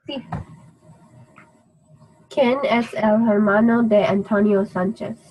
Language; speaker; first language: Spanish; non-native, learner; English